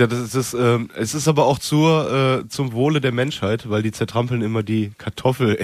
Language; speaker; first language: German; native; German